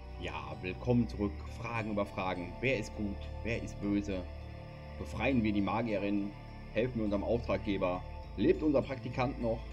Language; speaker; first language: German; native; German